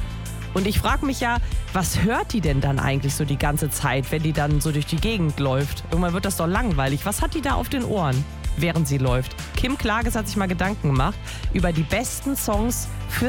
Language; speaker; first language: German; native; German